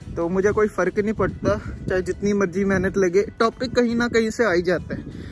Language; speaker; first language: Hindi; native; Hindi